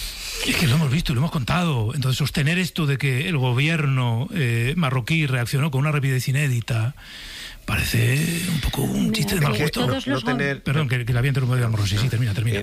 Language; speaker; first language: Spanish; native; Spanish